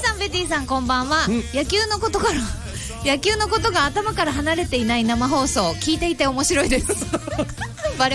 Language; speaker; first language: Japanese; native; Japanese